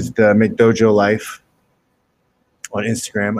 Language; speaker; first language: English; native; English